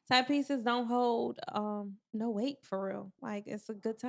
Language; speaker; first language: English; native; English